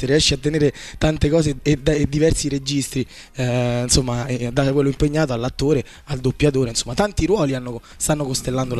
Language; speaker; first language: Italian; native; Italian